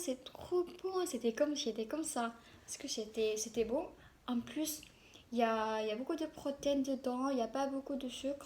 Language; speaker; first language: French; non-native, learner; Korean